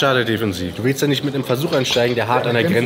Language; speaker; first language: German; native; German